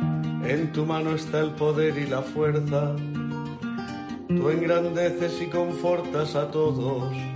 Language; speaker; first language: Spanish; native; Spanish